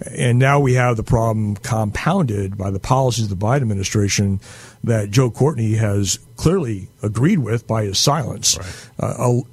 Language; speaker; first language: English; native; English